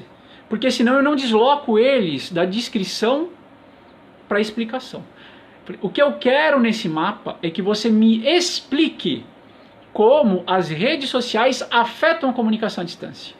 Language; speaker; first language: Portuguese; native; Portuguese